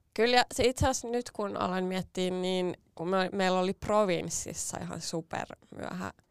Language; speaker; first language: Finnish; native; Finnish